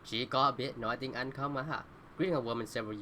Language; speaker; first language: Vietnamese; non-native, learner; English